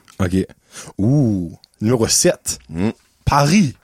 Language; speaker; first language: French; native; French